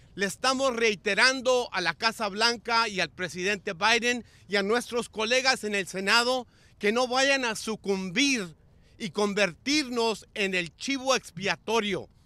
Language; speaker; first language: Spanish; native; Spanish